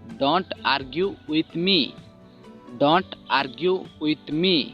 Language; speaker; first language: English; non-native, local second language; Odia